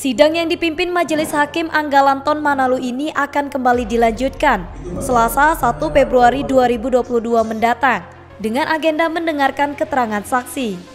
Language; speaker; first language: Indonesian; native; Indonesian